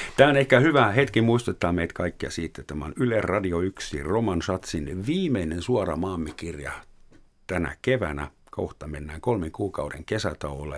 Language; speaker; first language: Finnish; non-native, fluent; German